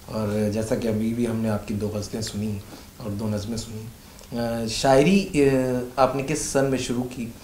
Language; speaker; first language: Hindi; native; Hindi